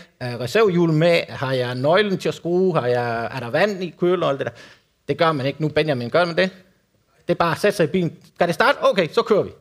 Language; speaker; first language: Danish; non-native, fluent; Spanish